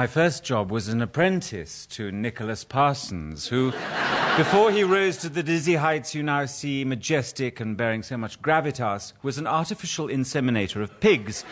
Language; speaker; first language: English; native; English